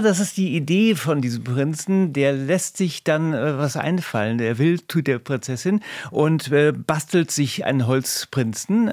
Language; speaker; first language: German; native; German